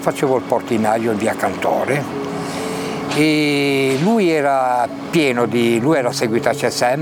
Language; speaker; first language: Italian; native; Italian